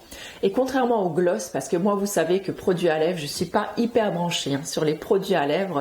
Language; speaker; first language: French; native; French